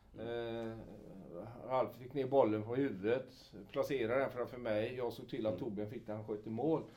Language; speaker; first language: Swedish; native; Swedish